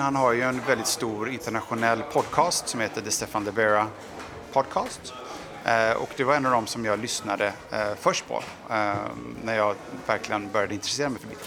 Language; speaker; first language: Swedish; native; Swedish